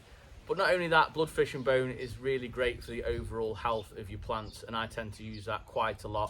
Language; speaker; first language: English; native; English